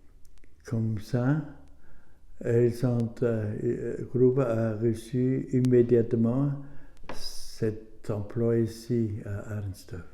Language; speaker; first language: French; non-native, learner; German